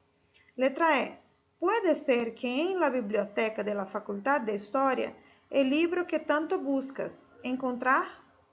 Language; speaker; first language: Spanish; non-native, fluent; Portuguese